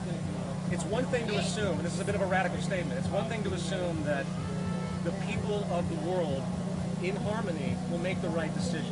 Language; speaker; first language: English; native; English